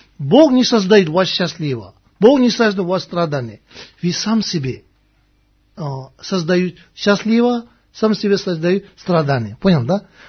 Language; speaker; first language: Russian; non-native, learner; Tibetan